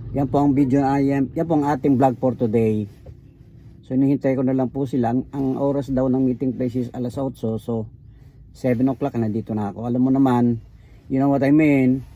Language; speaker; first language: Filipino; non-native, local second language; Hiligaynon